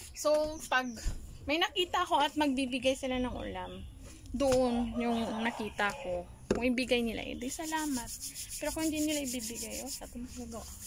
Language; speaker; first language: Filipino; non-native, local second language; Hiligaynon